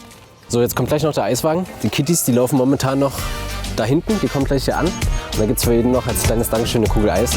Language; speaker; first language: German; native; German